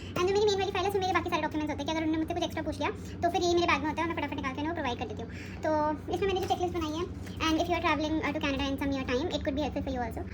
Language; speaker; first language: Hindi; native; Hindi